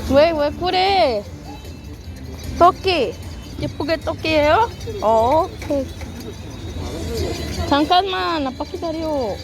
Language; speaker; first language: Korean; non-native, learner; Spanish